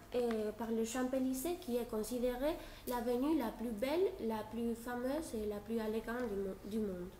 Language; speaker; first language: French; non-native, fluent; Spanish